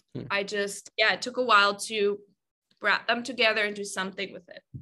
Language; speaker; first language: English; non-native, fluent; German